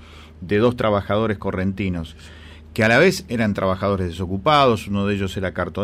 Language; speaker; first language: Spanish; native; Spanish